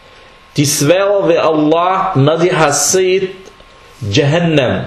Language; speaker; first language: Danish; non-native, fluent; Arabic